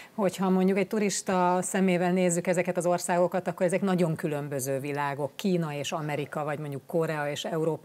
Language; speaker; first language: Hungarian; native; Hungarian